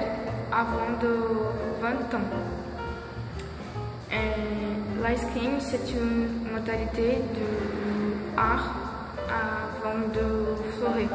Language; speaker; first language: French; non-native, learner; Portuguese